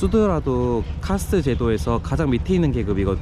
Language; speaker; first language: Korean; native; Korean